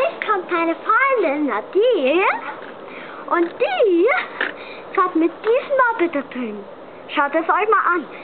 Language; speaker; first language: German; native; German